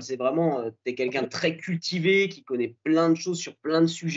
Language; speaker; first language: French; native; French